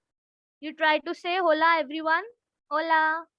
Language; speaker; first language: English; non-native, local second language; Hindi